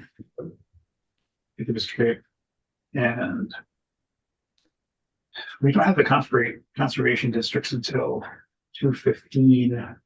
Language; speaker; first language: English; native; English